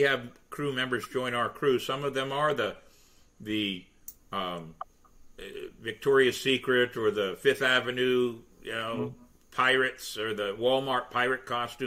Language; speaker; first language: English; native; English